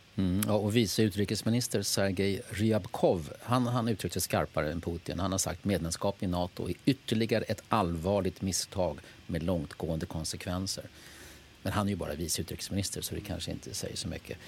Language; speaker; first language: Swedish; native; Swedish